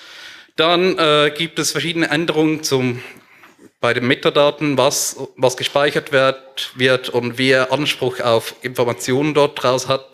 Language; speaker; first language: German; native; German